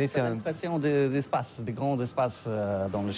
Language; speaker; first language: French; non-native, learner; Polish